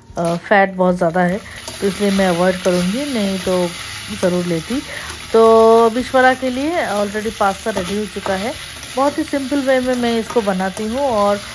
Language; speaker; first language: Hindi; non-native, local second language; Bangla